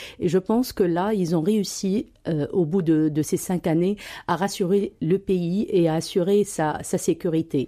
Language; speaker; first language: French; non-native, local second language; Arabic